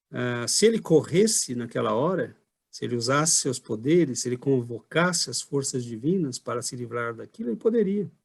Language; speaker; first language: Portuguese; native; Portuguese